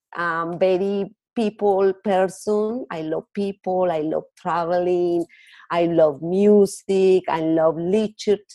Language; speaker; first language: English; non-native, learner; Spanish